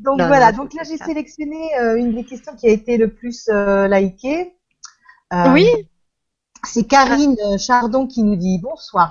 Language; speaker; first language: French; non-native, fluent; Spanish